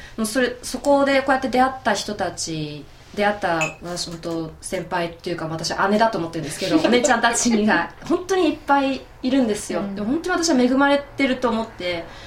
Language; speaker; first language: Japanese; native; Japanese